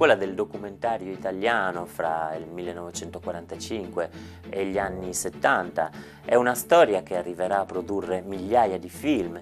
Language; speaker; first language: Italian; native; Italian